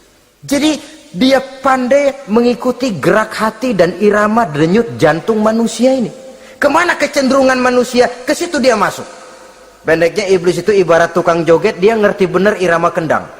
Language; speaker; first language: Indonesian; native; Indonesian